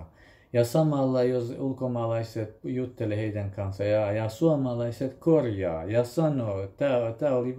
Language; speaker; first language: Finnish; non-native, fluent; Kurdish